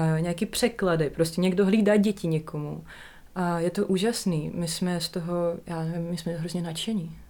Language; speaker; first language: Czech; non-native, fluent; Russian